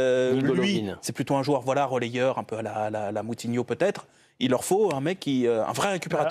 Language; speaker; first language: French; native; French